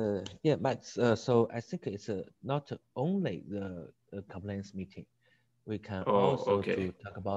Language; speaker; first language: English; non-native, learner; Chinese